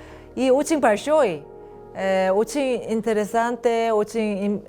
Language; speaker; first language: Russian; non-native, learner; Spanish